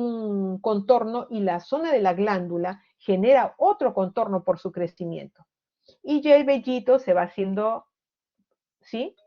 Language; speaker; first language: Spanish; native; Spanish